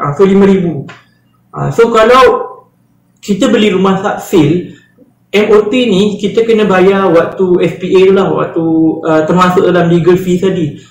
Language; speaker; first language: Malay; native; Malay